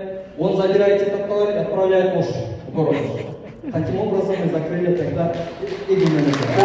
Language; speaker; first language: Russian; non-native, local second language; Kyrgyz